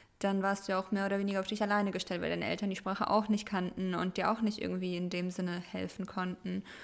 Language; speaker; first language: German; early bilingual, other home language; Russian